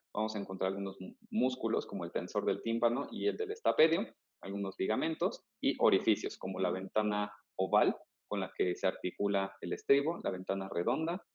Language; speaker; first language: Spanish; native; Spanish